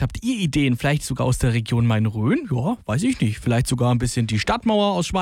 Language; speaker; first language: German; native; German